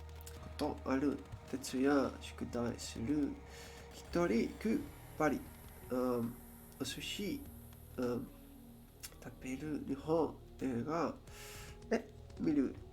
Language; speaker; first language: Japanese; non-native, learner; English